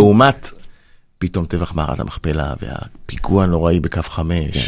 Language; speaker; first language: Hebrew; native; Hebrew